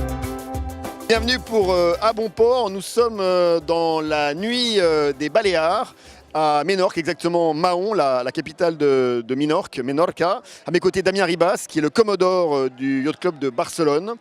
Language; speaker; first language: French; native; French